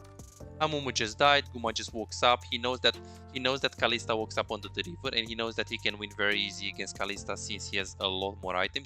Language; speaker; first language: English; non-native, fluent; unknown